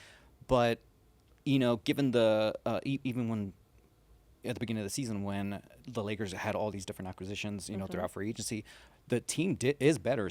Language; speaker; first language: English; native; English